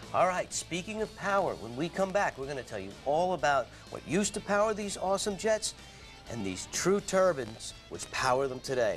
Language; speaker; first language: English; native; English